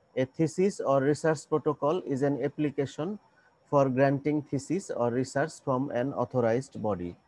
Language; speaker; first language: English; non-native, local second language; Bangla